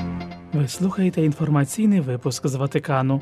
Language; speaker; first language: Ukrainian; native; Ukrainian